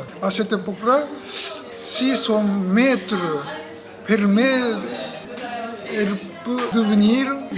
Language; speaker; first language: French; non-native, learner; Japanese